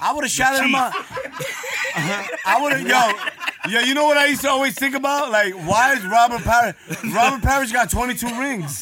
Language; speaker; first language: English; native; English